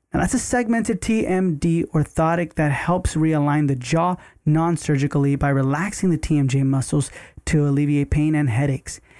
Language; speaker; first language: English; native; English